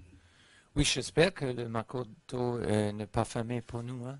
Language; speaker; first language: French; non-native, fluent; German